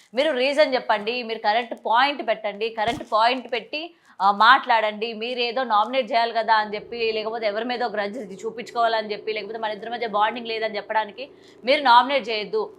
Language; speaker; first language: Telugu; native; Telugu